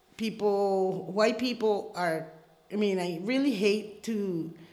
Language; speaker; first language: English; early bilingual, other home language; Spanish